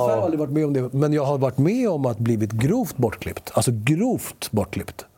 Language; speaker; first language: Swedish; early bilingual, other home language; Spanish